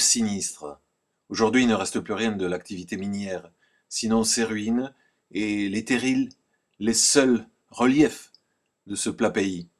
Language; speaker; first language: French; native; French